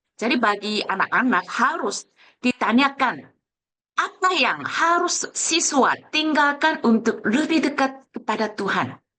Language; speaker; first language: Indonesian; non-native, fluent; Korean